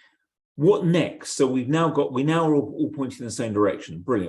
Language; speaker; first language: English; native; English